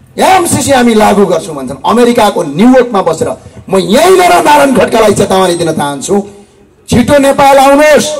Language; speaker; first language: Nepali; native; Nepali